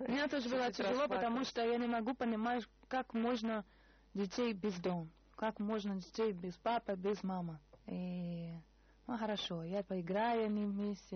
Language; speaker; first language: Russian; non-native, learner; Portuguese